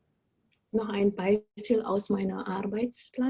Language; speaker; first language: German; non-native, fluent; Indonesian